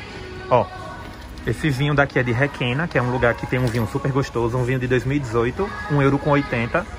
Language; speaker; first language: Portuguese; native; Portuguese